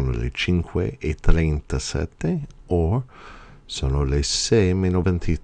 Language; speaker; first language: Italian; non-native, fluent; English